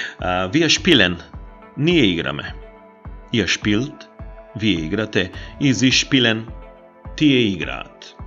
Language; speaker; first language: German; non-native, fluent; Macedonian